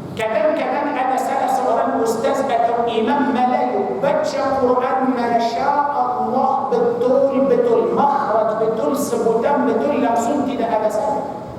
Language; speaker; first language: Malay; non-native, fluent; Arabic